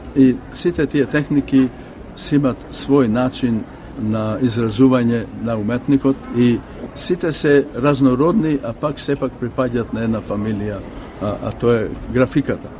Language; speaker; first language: Macedonian; native; Macedonian